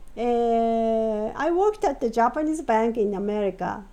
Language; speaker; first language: English; non-native, fluent; Japanese